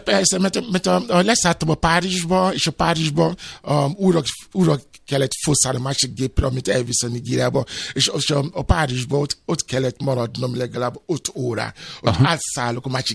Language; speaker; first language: Hungarian; non-native, fluent; Yoruba